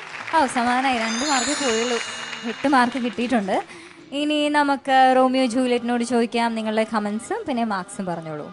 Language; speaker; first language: Malayalam; native; Malayalam